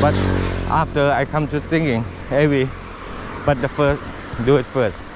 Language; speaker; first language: English; non-native, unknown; Thai